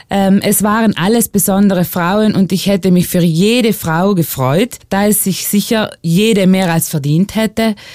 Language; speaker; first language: German; native; German